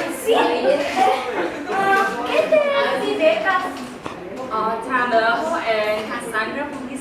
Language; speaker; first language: Spanish; non-native, learner; Indonesian